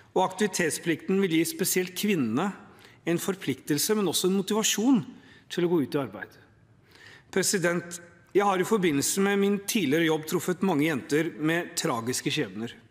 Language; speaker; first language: Norwegian; early bilingual, other home language; Urdu